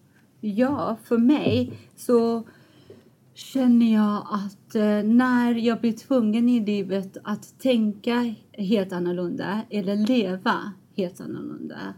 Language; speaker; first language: Swedish; non-native, fluent; Persian